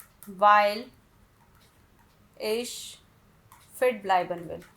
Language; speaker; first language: German; non-native, fluent; Hindi